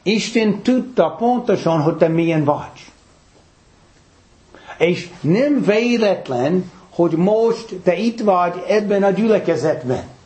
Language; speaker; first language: Hungarian; non-native, fluent; English